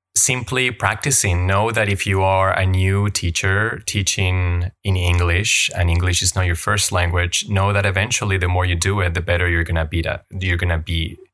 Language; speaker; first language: English; non-native, fluent; Spanish